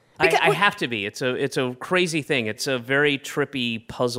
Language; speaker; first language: English; native; English